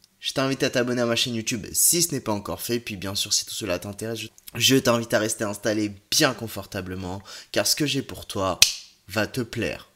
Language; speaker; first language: French; native; French